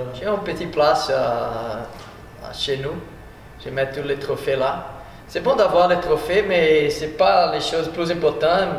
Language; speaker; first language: French; non-native, fluent; Portuguese